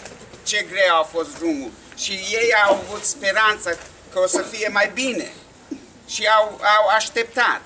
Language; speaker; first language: Romanian; non-native, learner; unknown